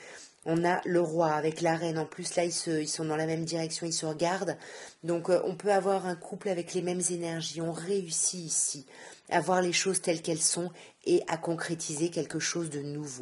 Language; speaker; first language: French; native; French